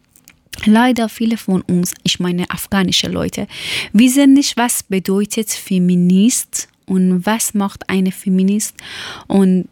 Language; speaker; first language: German; non-native, learner; Persian